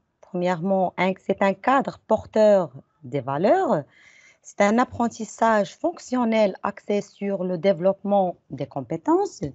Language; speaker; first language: French; non-native, local second language; Arabic